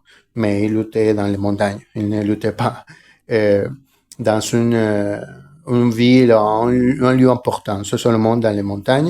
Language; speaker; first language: French; non-native, fluent; Spanish